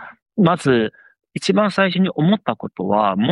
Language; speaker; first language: Japanese; non-native, fluent; Chinese